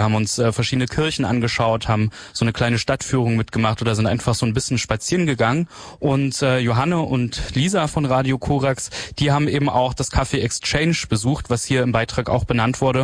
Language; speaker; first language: German; native; German